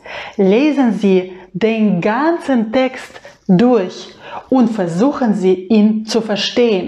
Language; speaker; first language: German; non-native, fluent; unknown